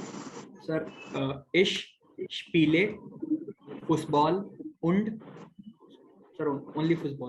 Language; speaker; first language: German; non-native, learner; Hindi